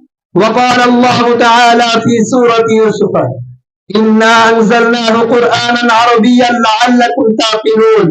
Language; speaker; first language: Arabic; non-native, learner; Bangla